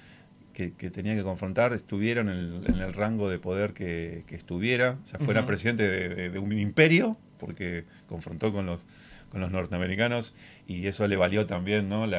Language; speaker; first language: Spanish; native; Spanish